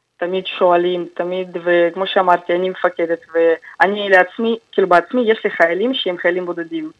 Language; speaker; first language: Hebrew; non-native, fluent; Russian